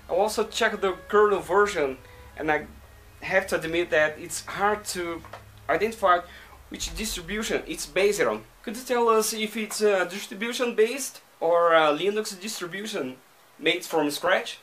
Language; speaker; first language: English; non-native, fluent; Portuguese